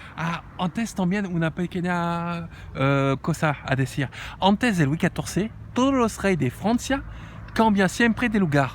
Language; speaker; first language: Spanish; non-native, learner; French